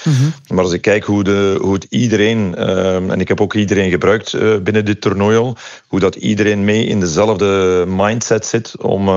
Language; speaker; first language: Dutch; native; Dutch